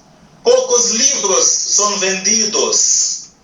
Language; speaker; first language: Spanish; non-native, learner; Portuguese